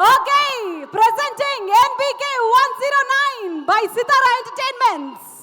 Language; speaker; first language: Telugu; native; Telugu